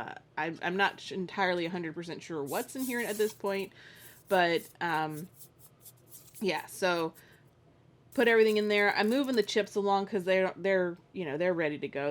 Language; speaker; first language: English; native; English